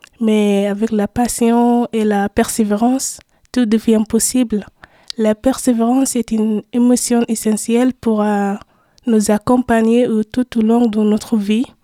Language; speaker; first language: French; non-native, learner; Arabic